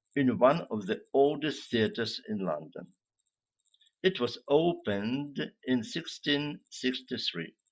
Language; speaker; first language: English; non-native, fluent; Ukrainian